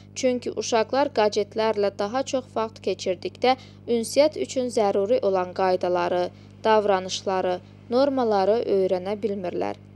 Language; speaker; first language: Azerbaijani; non-native, local second language; Georgian